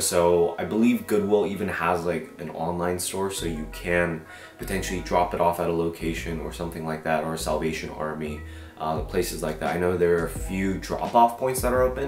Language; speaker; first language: English; early bilingual, other home language; Korean